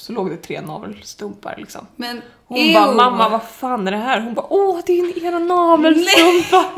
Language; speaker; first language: Swedish; native; Swedish